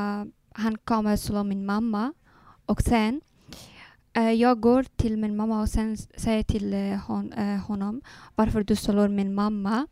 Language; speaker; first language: Swedish; non-native, learner; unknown